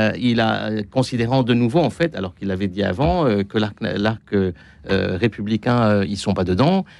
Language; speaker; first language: French; non-native, local second language; Arabic